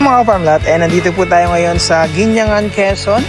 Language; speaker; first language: Filipino; native; Filipino